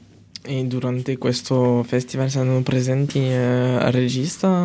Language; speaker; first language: Italian; non-native, learner; French